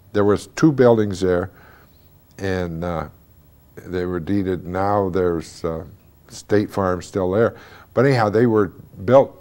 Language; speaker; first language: English; native; English